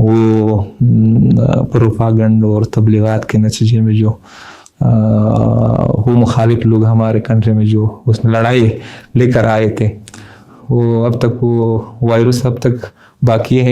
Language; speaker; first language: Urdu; non-native, learner; Pashto